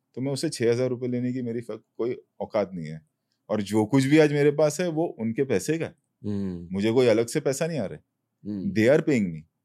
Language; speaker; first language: Hindi; native; Hindi